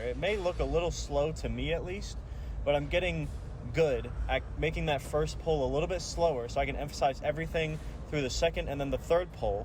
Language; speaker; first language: English; native; English